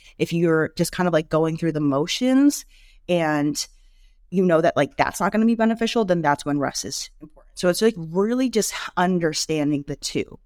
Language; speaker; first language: English; native; English